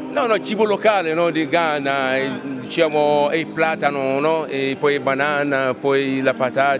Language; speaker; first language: Italian; non-native, fluent; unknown